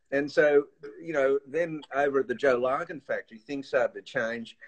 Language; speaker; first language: English; native; English